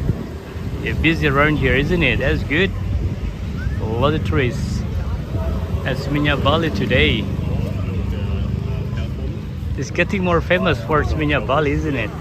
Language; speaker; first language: English; non-native, local second language; Indonesian